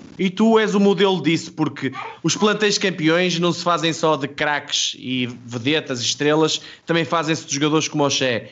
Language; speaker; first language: Portuguese; native; Portuguese